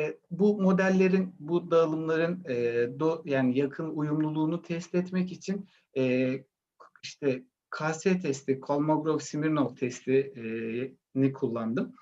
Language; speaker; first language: Turkish; native; Turkish